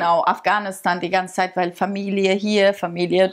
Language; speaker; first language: German; early bilingual, other home language; Persian